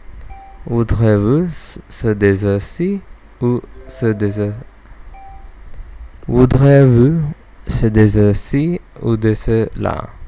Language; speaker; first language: French; non-native, learner; English